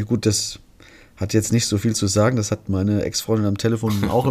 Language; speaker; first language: German; native; German